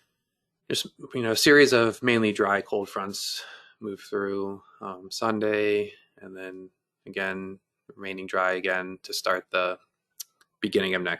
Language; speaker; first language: English; native; English